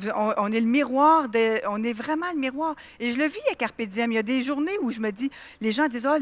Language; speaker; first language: French; native; French